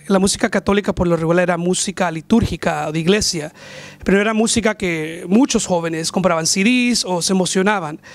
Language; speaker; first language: Spanish; early bilingual, heritage; Spanish